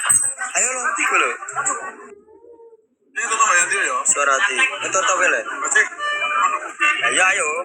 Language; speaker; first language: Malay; non-native, local second language; Javanese